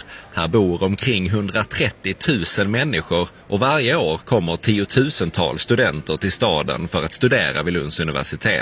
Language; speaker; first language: Swedish; native; Swedish